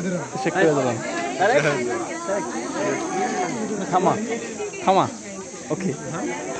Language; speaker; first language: Turkish; non-native, learner; Bangla